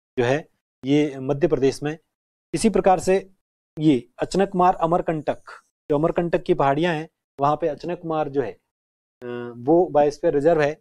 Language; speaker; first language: Hindi; native; Hindi